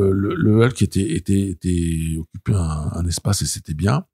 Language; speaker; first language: French; native; French